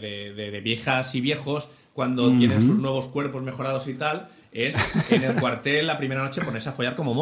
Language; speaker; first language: Spanish; native; Spanish